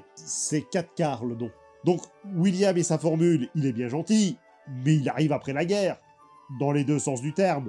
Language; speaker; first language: French; native; French